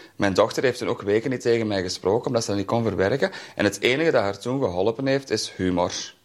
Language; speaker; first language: Dutch; native; Dutch